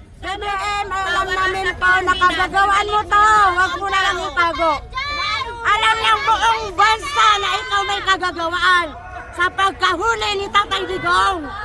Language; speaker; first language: Filipino; non-native, local second language; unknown